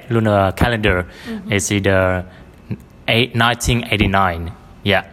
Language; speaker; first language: English; non-native, fluent; Vietnamese